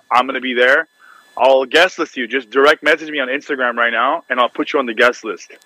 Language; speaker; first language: English; native; English